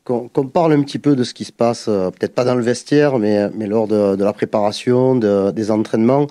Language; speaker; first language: French; native; French